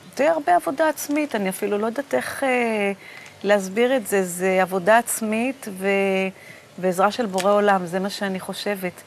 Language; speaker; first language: Hebrew; native; Hebrew